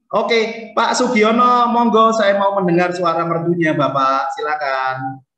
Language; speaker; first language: Indonesian; native; Indonesian